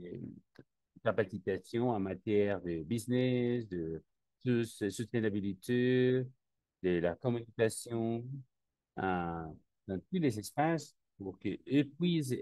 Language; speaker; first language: French; non-native, learner; Spanish